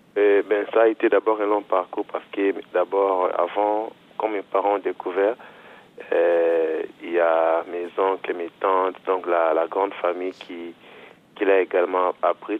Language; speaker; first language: French; non-native, local second language; Lingala